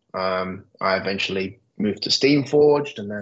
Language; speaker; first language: English; native; English